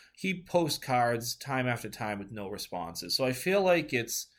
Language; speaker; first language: English; native; English